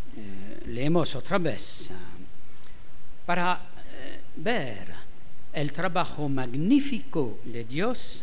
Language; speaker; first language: Spanish; non-native, fluent; French